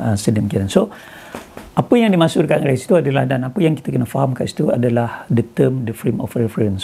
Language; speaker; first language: Malay; native; Malay